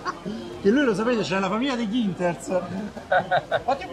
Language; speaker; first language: Italian; native; Italian